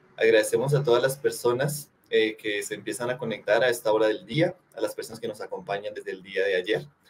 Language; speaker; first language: Spanish; native; Spanish